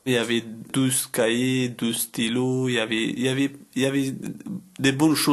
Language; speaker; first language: French; non-native, learner; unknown